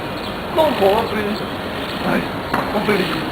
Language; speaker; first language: English; non-native, learner; Cantonese